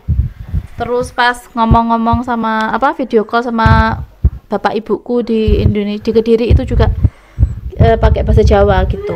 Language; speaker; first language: Indonesian; non-native, local second language; Javanese